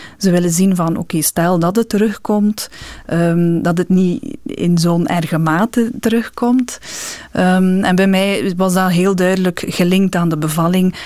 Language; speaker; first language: Dutch; native; Dutch